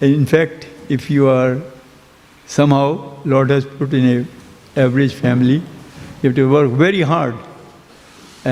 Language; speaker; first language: English; non-native, local second language; Hindi